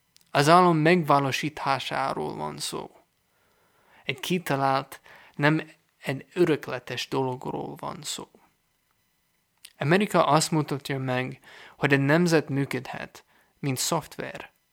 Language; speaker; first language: Hungarian; non-native, fluent; English